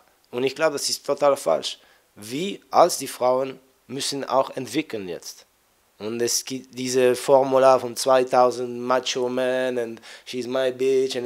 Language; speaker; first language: German; non-native, fluent; French